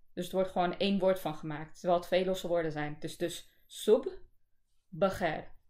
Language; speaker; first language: Dutch; early bilingual, other home language; Urdu